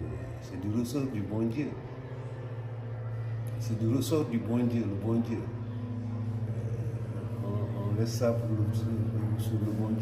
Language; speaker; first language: French; non-native, local second language; Wolof